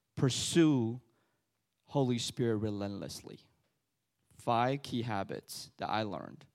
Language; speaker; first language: English; early bilingual, other home language; Chinese